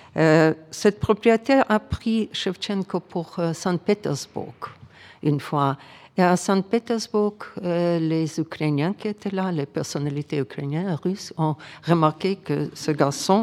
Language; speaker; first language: French; non-native, fluent; Ukrainian